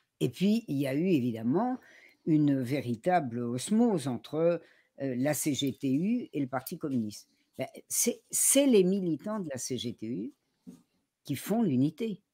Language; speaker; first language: French; native; French